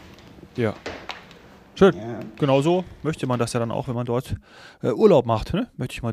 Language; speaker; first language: German; native; German